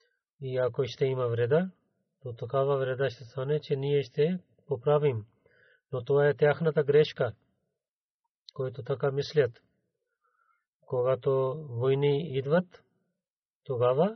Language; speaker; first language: Bulgarian; non-native, learner; Urdu